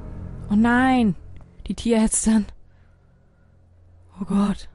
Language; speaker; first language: German; native; German